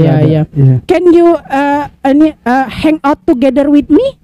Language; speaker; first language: English; non-native, learner; Indonesian